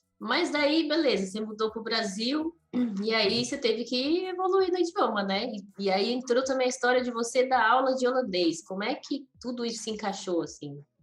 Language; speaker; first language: Portuguese; native; Portuguese